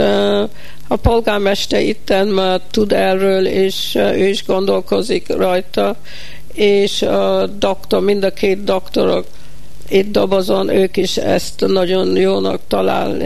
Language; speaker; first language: Hungarian; early bilingual, heritage; Hungarian